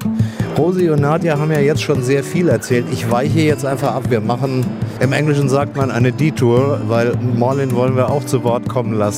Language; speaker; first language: German; native; German